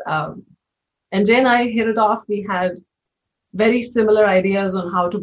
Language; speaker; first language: English; non-native, local second language; Hindi